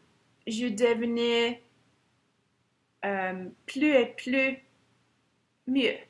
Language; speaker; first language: French; non-native, learner; English